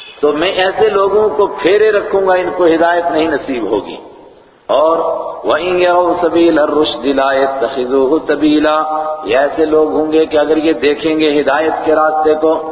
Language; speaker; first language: Urdu; non-native, local second language; Kashmiri